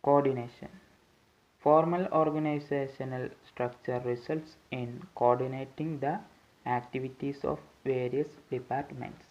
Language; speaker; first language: English; non-native, local second language; Malayalam